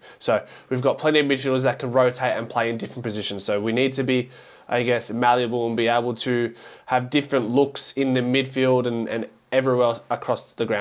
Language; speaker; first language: English; native; English